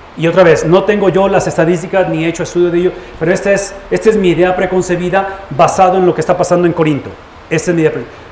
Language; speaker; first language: Spanish; native; Spanish